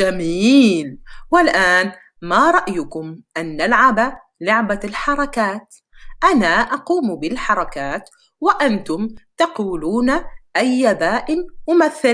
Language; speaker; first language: Arabic; non-native, fluent; French